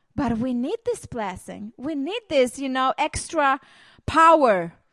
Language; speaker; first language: English; non-native, learner; Hebrew